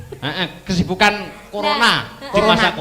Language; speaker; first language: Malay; non-native, local second language; Javanese